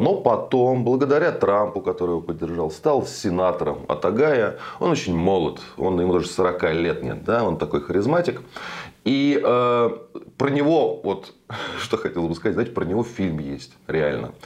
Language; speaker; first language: Russian; native; Russian